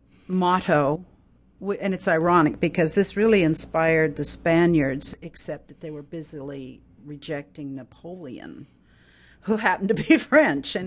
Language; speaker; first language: English; native; English